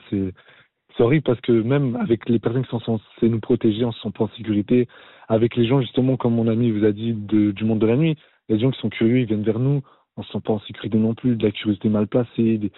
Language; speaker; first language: French; native; French